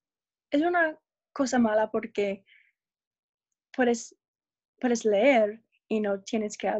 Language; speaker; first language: Spanish; non-native, learner; English